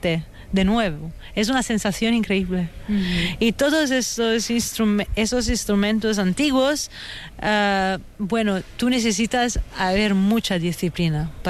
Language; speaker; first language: Spanish; non-native, fluent; Italian